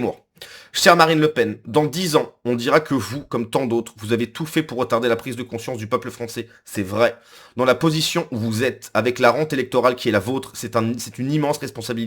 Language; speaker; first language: French; native; French